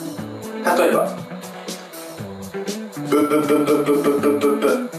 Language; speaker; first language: Japanese; non-native, fluent; English